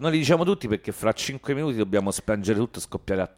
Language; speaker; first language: Italian; native; Italian